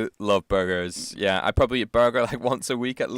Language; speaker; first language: English; native; English